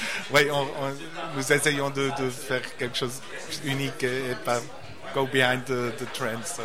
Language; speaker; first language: French; non-native, learner; Portuguese